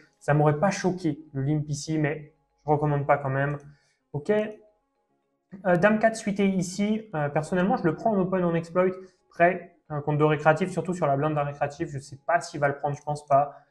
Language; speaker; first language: French; native; French